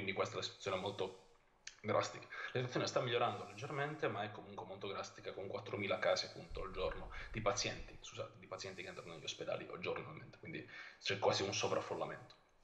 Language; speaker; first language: Italian; native; Italian